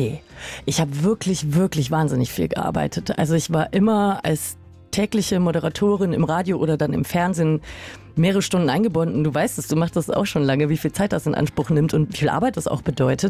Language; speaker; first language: German; native; German